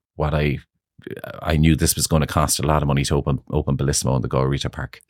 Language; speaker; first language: English; native; English